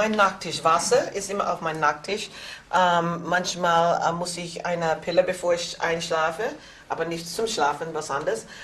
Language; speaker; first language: German; non-native, learner; English